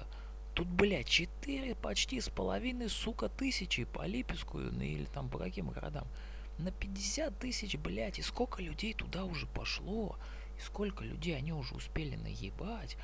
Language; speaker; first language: Russian; native; Russian